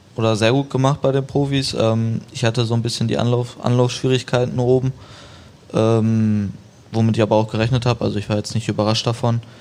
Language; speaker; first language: German; native; German